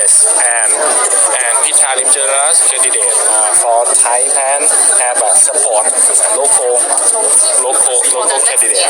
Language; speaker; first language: English; non-native, learner; Thai